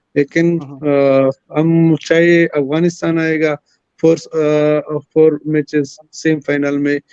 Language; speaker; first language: Hindi; non-native, fluent; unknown